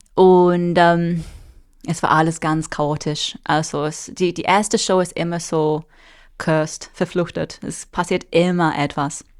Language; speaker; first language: German; non-native, fluent; English